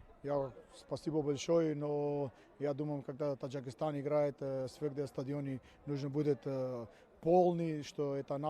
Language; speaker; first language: Russian; non-native, learner; Serbian